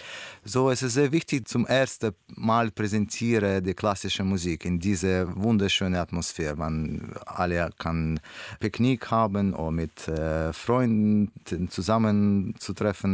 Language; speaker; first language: German; non-native, learner; Russian